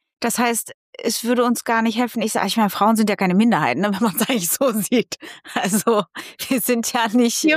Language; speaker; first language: German; early bilingual, other home language; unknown